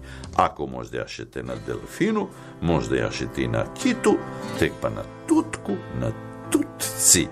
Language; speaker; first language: Serbian; native; Serbian